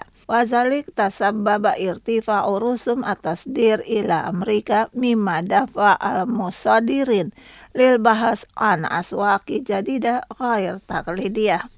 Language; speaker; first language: Arabic; non-native, fluent; Indonesian